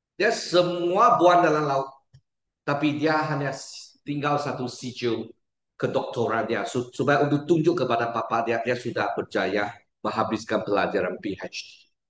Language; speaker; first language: Malay; non-native, local second language; Chinese